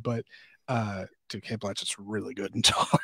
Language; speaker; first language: English; native; English